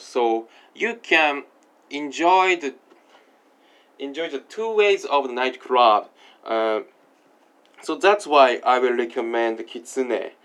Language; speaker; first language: English; non-native, learner; Japanese